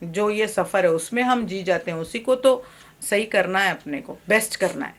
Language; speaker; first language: Hindi; non-native, local second language; Marathi